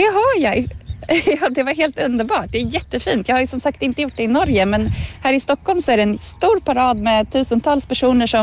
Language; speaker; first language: Swedish; native; Swedish